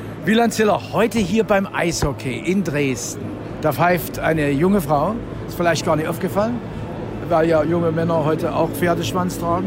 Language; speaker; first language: German; native; German